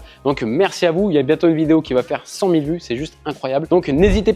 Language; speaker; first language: French; native; French